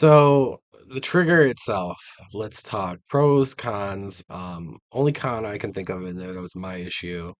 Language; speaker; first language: English; native; English